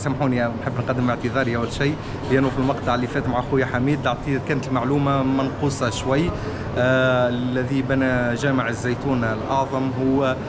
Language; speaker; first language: Arabic; native; Arabic